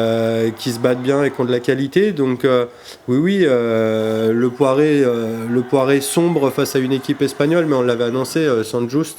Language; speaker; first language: French; native; French